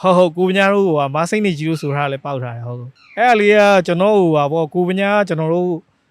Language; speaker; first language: Burmese; native; Burmese